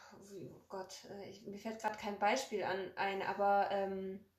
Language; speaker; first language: German; early bilingual, other home language; Polish